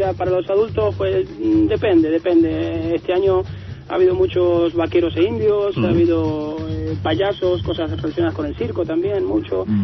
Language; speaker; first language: Spanish; native; Spanish